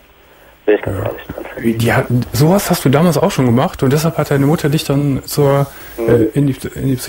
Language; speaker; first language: German; native; German